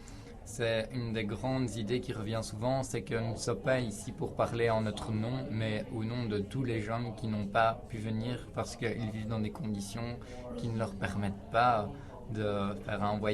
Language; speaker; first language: French; native; French